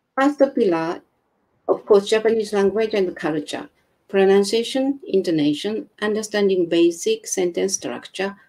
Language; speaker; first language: English; non-native, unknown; Japanese